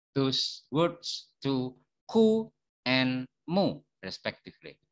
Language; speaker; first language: English; non-native, fluent; Indonesian